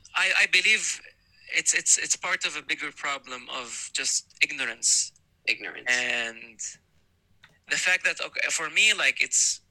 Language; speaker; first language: English; non-native, fluent; Arabic